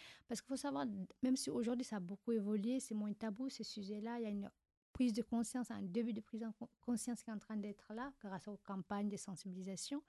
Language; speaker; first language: French; non-native, local second language; Fula